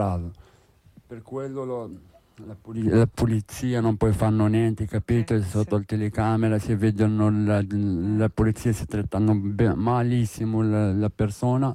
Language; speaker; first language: Italian; non-native, learner; Arabic